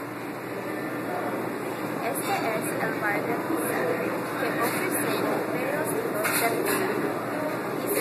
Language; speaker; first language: Spanish; non-native, learner; English